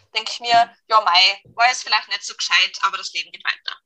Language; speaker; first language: German; non-native, fluent; English